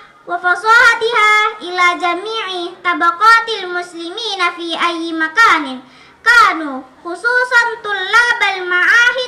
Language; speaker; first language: Arabic; non-native, fluent; Indonesian